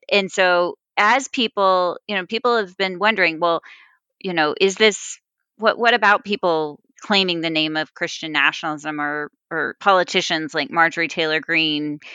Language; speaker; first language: English; native; English